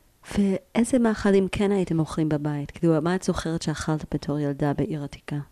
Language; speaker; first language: Hebrew; native; Hebrew